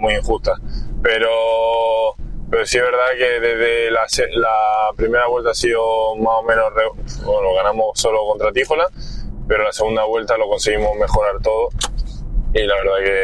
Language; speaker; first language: Spanish; native; Spanish